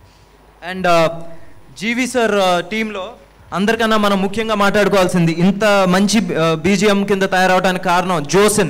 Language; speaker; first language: Telugu; native; Telugu